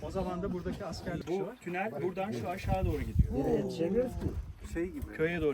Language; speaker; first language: Turkish; native; Turkish